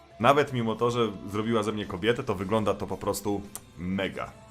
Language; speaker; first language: Polish; native; Polish